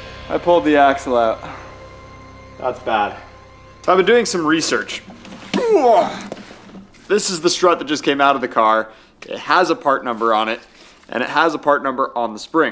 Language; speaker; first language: English; native; English